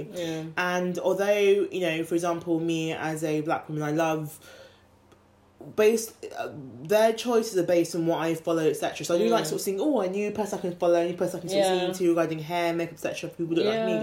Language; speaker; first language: English; native; English